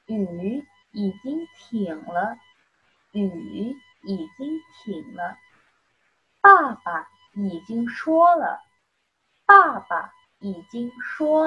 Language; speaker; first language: Chinese; non-native, fluent; Indonesian